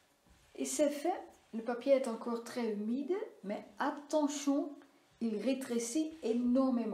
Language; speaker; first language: French; non-native, fluent; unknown